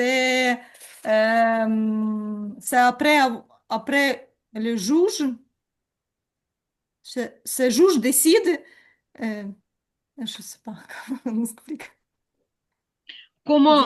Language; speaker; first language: French; non-native, learner; Ukrainian